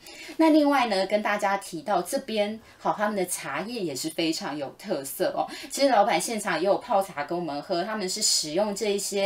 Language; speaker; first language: Chinese; native; Chinese